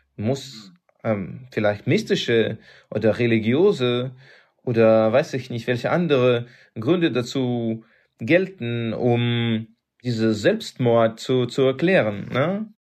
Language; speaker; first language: German; non-native, fluent; Russian